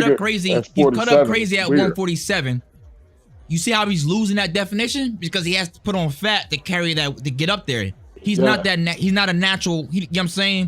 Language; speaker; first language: English; native; English